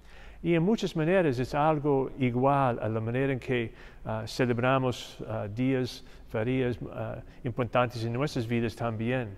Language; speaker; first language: Spanish; non-native, fluent; English